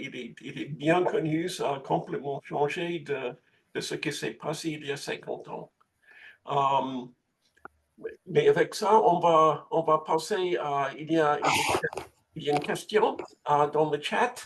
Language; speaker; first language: French; non-native, fluent; English